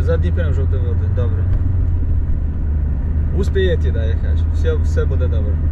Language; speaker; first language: Ukrainian; non-native, learner; Polish